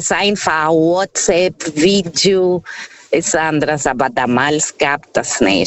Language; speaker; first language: German; non-native, learner; Portuguese